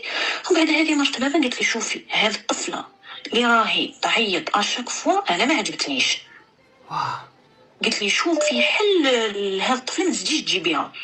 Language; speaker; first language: Arabic; native; Arabic